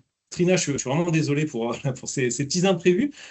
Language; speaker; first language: French; native; French